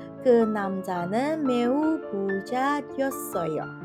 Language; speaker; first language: Korean; non-native, fluent; Indonesian